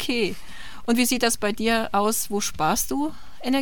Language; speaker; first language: German; native; German